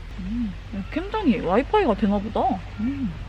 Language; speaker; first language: Korean; native; Korean